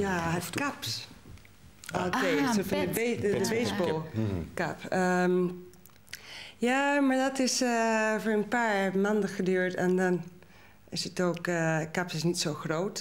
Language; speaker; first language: Dutch; non-native, learner; Spanish